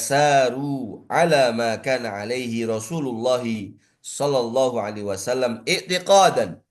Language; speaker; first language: Arabic; non-native, fluent; Indonesian